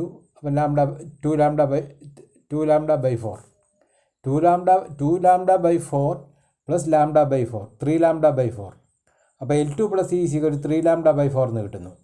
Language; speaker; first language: Malayalam; native; Malayalam